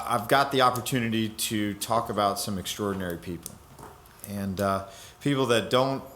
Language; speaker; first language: English; native; English